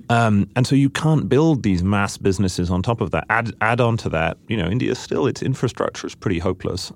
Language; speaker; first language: English; native; English